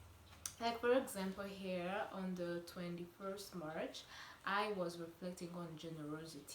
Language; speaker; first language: English; non-native, local second language; Kinyarwanda